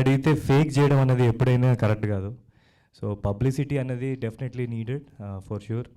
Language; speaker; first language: Telugu; native; Telugu